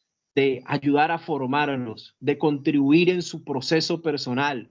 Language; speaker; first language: Spanish; native; Spanish